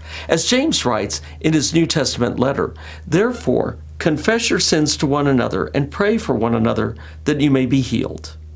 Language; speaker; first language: English; native; English